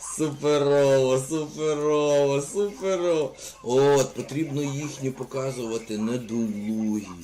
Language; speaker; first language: Ukrainian; native; Ukrainian